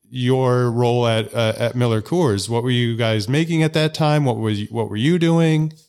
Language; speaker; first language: English; native; English